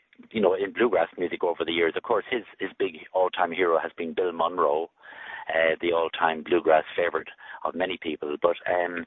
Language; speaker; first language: English; native; English